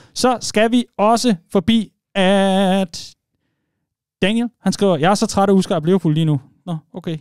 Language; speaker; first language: Danish; native; Danish